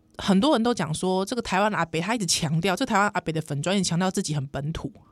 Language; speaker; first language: Chinese; native; Chinese